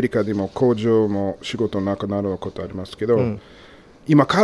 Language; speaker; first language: Japanese; non-native, learner; English